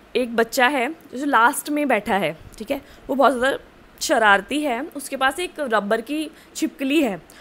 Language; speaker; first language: Hindi; native; Hindi